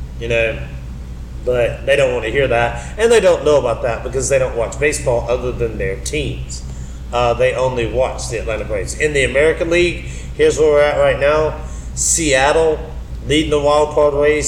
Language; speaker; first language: English; native; English